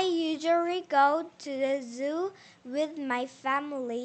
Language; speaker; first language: English; non-native, learner; Korean